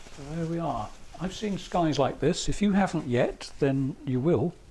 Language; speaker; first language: English; native; English